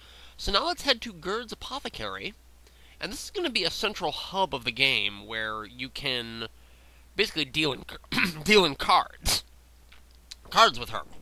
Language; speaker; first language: English; native; English